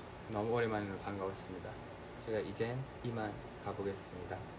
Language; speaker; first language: Korean; non-native, fluent; Thai